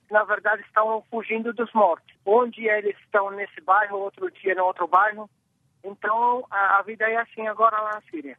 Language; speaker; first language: Portuguese; non-native, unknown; Arabic